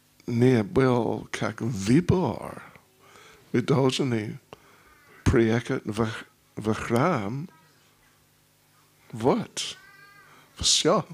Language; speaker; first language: Russian; non-native, learner; English